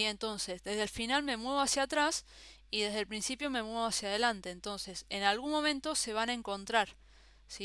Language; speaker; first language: Spanish; native; Spanish